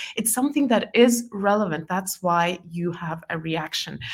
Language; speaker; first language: English; non-native, fluent; Estonian